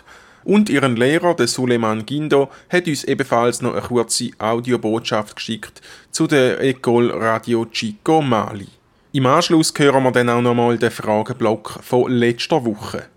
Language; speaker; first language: German; native; German